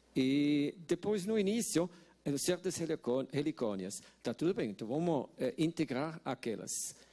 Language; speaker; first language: Portuguese; non-native, fluent; Swiss German